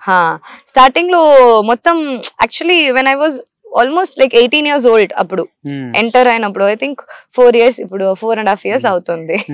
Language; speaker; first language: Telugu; non-native, local second language; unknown